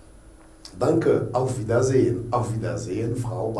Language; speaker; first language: German; non-native, fluent; Arabic